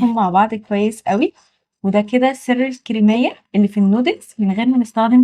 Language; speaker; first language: Arabic; native; Arabic